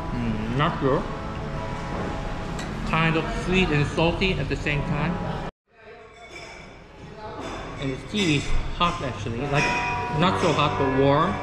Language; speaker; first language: English; non-native, fluent; Korean